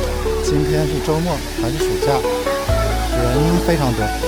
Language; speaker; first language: Chinese; native; Chinese